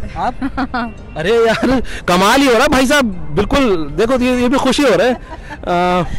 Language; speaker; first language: Hindi; native; Hindi